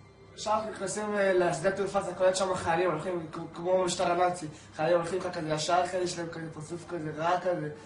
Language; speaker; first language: Hebrew; native; Hebrew